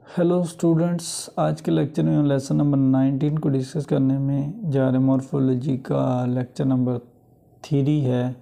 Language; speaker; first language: Urdu; native; Urdu